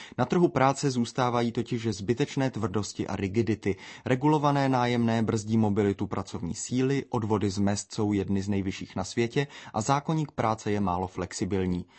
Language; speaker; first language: Czech; native; Czech